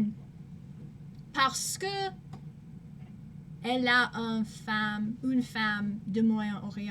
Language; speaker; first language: French; non-native, learner; English